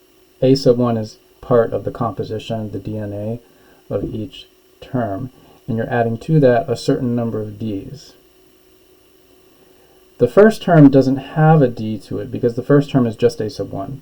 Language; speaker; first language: English; native; English